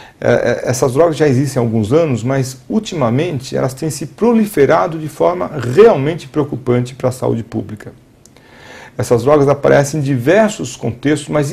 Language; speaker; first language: Portuguese; native; Portuguese